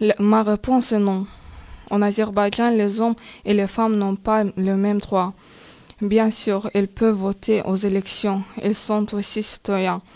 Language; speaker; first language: French; non-native, learner; Azerbaijani